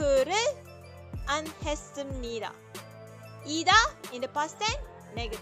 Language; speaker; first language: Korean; non-native, learner; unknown